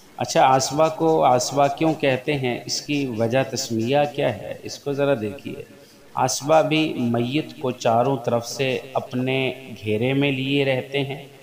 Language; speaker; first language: Urdu; native; Urdu